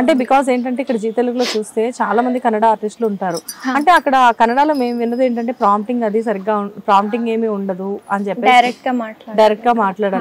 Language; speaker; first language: Telugu; native; Telugu